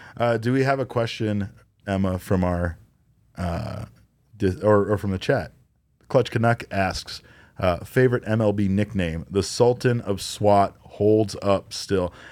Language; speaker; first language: English; native; English